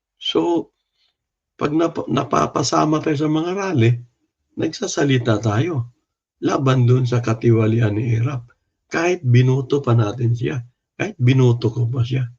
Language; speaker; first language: Filipino; non-native, local second language; Cebuano